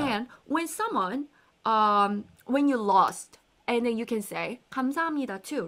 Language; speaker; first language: English; non-native, fluent; Korean